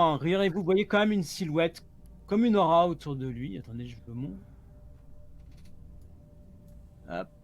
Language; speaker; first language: French; native; French